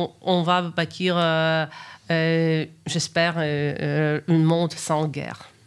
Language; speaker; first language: French; non-native, fluent; Ukrainian